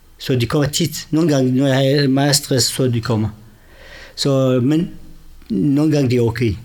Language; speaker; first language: Danish; non-native, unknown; Kurdish